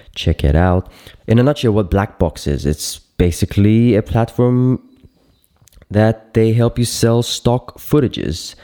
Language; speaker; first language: English; non-native, fluent; Greek